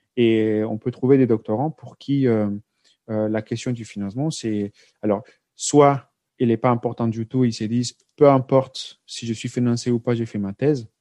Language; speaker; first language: French; non-native, fluent; Spanish